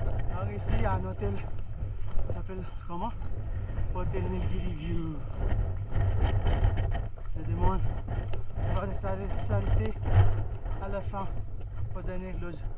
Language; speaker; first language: French; non-native, fluent; Nepali